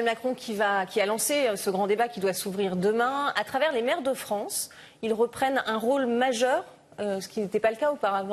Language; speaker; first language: French; native; French